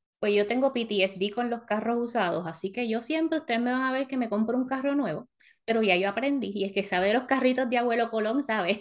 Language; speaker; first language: Spanish; early bilingual, heritage; Spanish